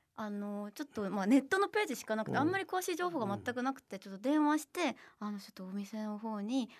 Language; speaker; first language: Japanese; non-native, fluent; Korean